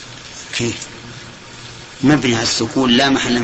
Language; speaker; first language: Arabic; native; Arabic